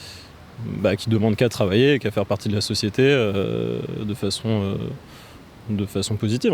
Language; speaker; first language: French; native; French